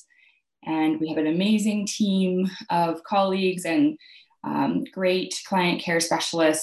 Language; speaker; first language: English; native; English